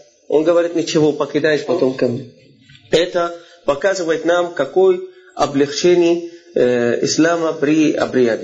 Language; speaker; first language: Russian; non-native, fluent; Arabic